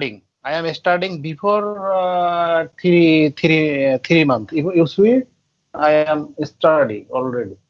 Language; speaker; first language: English; non-native, learner; Bangla